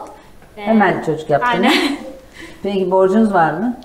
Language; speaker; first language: Turkish; native; Turkish